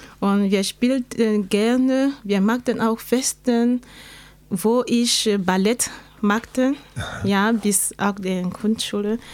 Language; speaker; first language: German; non-native, learner; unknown